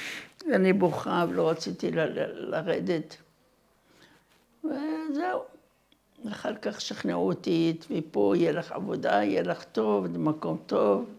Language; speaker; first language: Hebrew; non-native, fluent; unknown